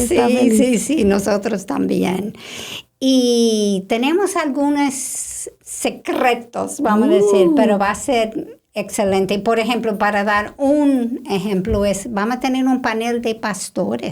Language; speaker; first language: Spanish; non-native, fluent; English